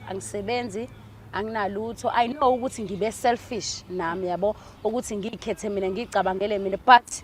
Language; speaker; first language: Zulu; native; Zulu